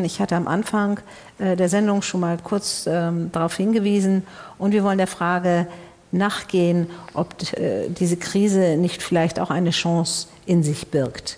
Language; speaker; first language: German; native; German